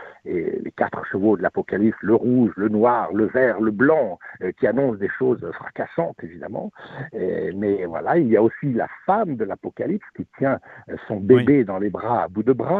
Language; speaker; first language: French; native; French